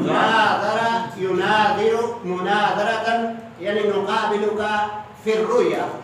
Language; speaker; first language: Arabic; non-native, fluent; Urdu